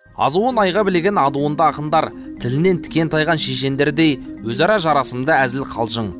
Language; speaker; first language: Kazakh; native; Kazakh